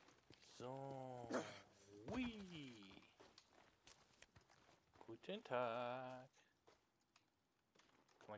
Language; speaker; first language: German; native; German